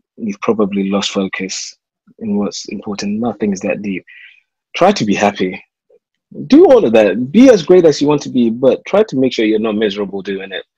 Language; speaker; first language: English; native; English